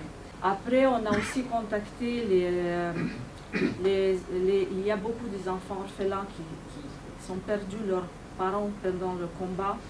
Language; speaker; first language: French; non-native, fluent; Ukrainian